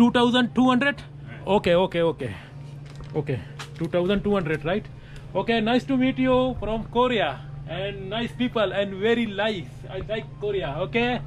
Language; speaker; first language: English; non-native, learner; Urdu